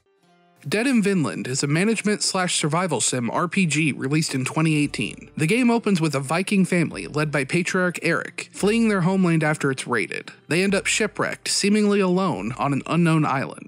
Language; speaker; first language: English; native; English